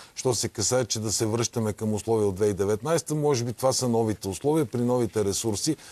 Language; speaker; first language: Bulgarian; native; Bulgarian